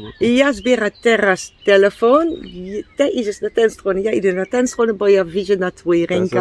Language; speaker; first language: Polish; non-native, learner; Dutch